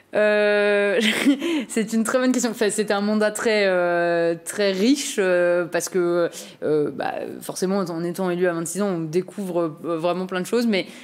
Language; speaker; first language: French; native; French